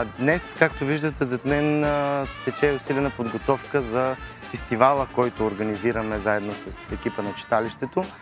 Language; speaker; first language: Bulgarian; early bilingual, heritage; Bulgarian